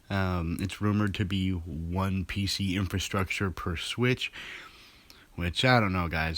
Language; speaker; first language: English; native; English